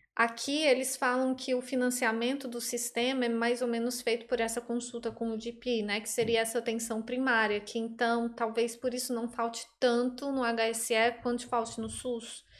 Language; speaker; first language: Portuguese; native; Portuguese